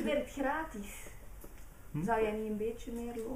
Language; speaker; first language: Dutch; non-native, learner; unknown